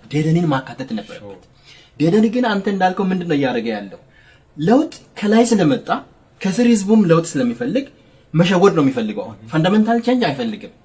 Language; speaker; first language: Amharic; non-native, local second language; Sidamo